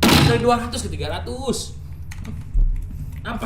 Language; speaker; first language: Indonesian; native; Indonesian